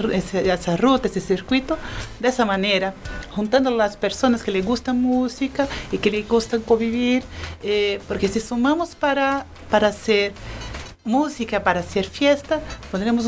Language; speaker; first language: Spanish; non-native, fluent; Portuguese